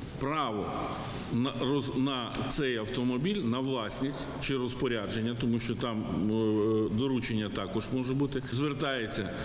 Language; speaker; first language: Ukrainian; native; Ukrainian